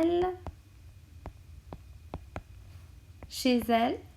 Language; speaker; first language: French; non-native, local second language; Morisyen